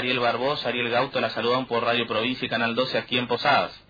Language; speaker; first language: Spanish; native; Spanish